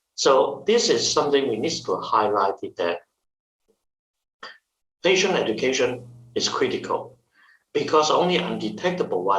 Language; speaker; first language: English; non-native, fluent; Chinese